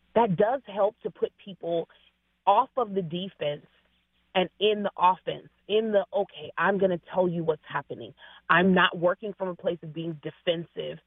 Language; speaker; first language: English; native; English